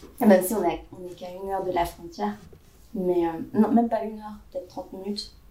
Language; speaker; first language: French; native; French